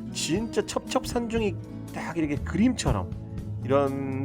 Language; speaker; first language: Korean; native; Korean